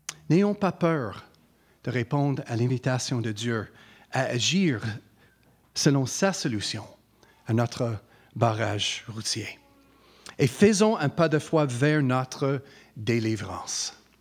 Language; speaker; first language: French; non-native, fluent; English